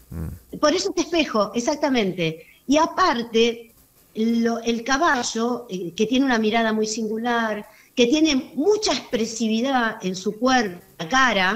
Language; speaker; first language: Spanish; native; Spanish